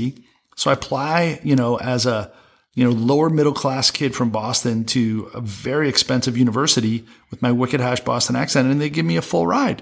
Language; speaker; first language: English; native; English